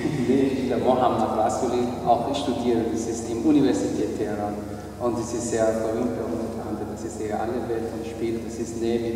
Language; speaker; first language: German; non-native, learner; Persian